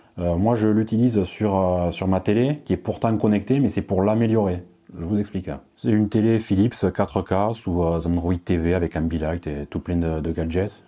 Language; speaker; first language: French; native; French